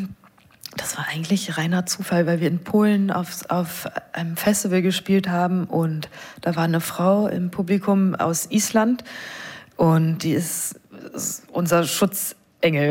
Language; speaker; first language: German; non-native, fluent; English